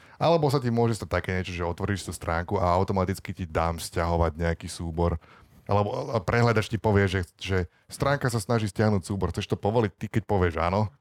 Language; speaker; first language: Slovak; native; Slovak